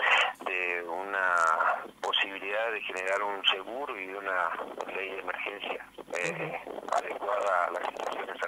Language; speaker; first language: Spanish; native; Spanish